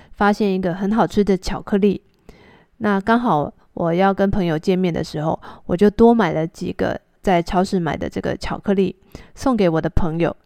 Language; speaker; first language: Chinese; native; Chinese